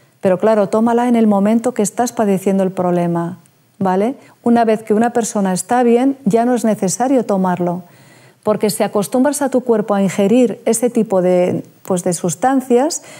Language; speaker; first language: Spanish; native; Spanish